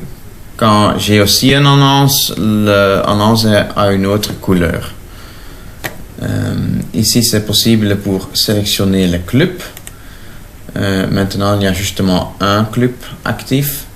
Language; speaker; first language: French; non-native, local second language; Dutch